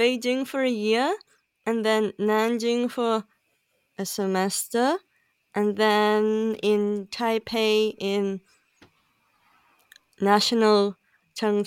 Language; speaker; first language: English; native; English